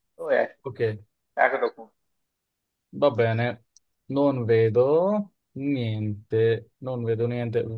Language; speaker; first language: Italian; non-native, fluent; Bangla